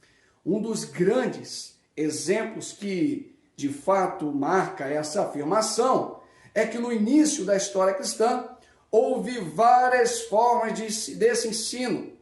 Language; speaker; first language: Portuguese; native; Portuguese